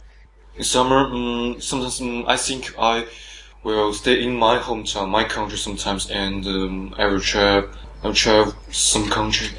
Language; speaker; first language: English; non-native, learner; Chinese